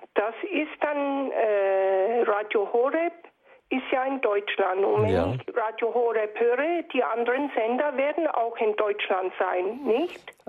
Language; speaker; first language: German; non-native, fluent; English